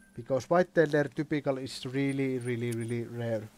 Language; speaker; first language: English; non-native, learner; Finnish